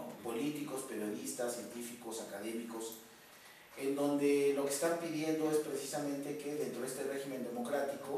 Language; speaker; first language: Spanish; native; Spanish